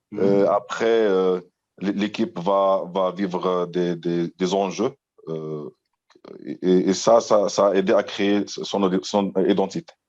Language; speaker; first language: French; non-native, local second language; Arabic